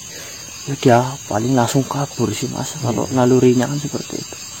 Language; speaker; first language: Indonesian; native; Indonesian